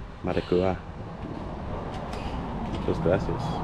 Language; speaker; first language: Spanish; non-native, learner; English